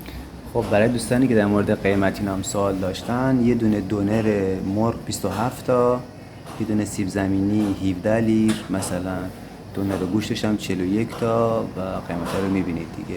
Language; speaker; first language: Persian; native; Persian